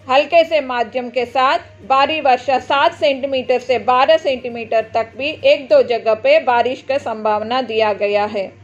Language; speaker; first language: Hindi; non-native, local second language; Telugu